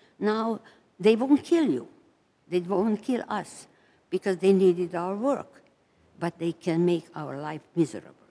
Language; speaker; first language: English; non-native, fluent; Hungarian